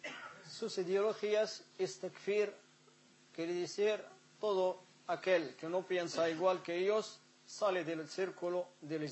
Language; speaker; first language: Spanish; non-native, fluent; Arabic